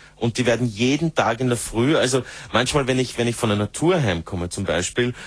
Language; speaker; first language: German; native; German